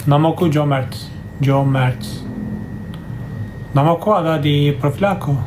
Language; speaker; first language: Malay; non-native, learner; Turkish